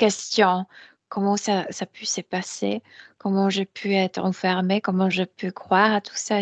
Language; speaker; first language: French; non-native, fluent; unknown